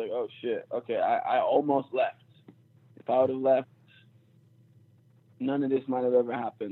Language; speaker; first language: English; native; English